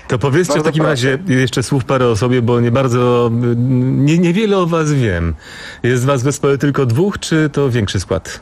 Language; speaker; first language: Polish; native; Polish